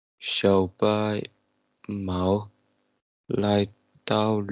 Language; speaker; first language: Chinese; non-native, learner; Tibetan